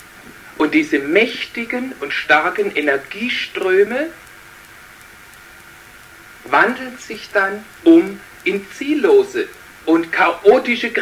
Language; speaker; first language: German; native; German